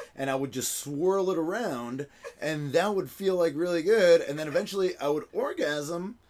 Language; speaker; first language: English; early bilingual, other home language; Spanish